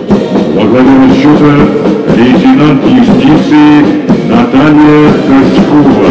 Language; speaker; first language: Russian; native; Russian